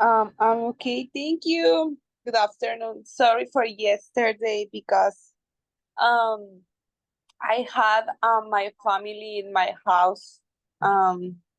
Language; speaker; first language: English; non-native, learner; Spanish